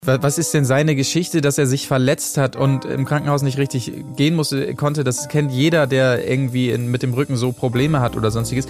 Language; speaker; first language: German; native; German